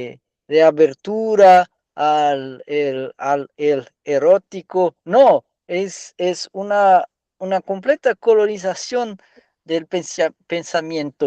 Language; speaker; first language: Spanish; non-native, fluent; Portuguese